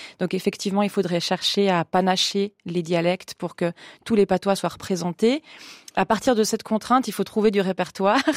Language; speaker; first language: French; native; French